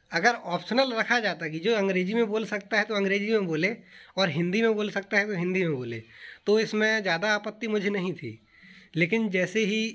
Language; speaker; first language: Hindi; native; Hindi